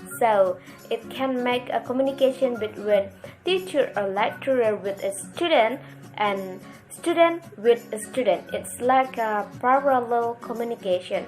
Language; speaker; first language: English; non-native, learner; Indonesian